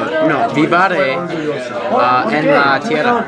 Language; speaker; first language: Spanish; non-native, learner; English